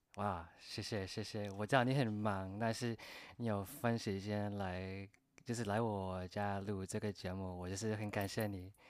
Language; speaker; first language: Chinese; non-native, fluent; English